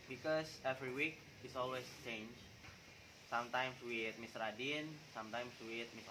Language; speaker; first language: English; non-native, learner; Indonesian